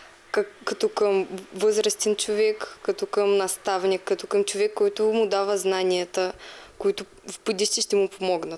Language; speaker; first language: Bulgarian; non-native, fluent; Russian